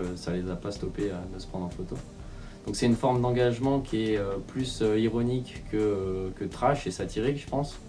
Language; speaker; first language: French; native; French